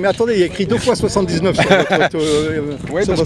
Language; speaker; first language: French; native; French